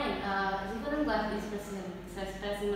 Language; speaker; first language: German; non-native, learner; Indonesian